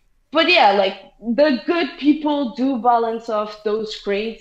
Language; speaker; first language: English; non-native, fluent; Portuguese